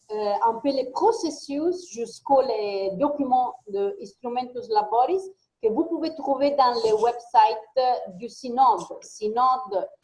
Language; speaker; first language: French; non-native, fluent; Italian